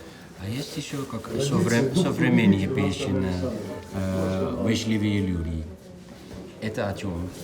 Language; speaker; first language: Russian; non-native, fluent; Dutch